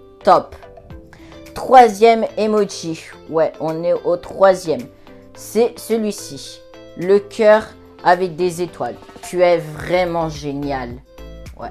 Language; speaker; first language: French; native; French